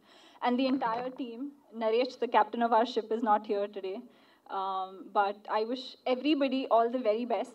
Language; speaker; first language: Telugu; non-native, learner; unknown